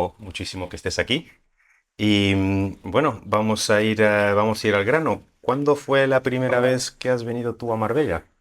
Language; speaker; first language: Spanish; native; Spanish